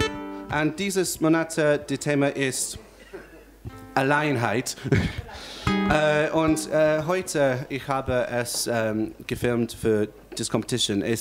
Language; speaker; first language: German; non-native, learner; English